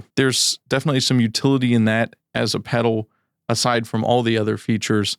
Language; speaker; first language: English; native; English